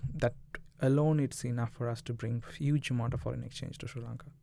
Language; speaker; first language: English; non-native, local second language; Tamil